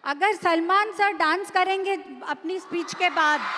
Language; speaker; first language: Hindi; non-native, local second language; Marathi